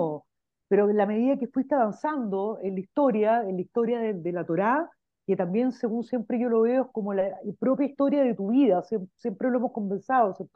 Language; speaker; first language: Spanish; native; Spanish